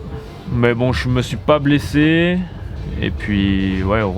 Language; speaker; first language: French; native; French